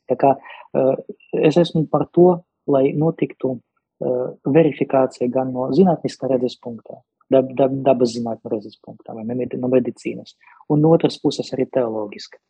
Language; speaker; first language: Latvian; non-native, local second language; Russian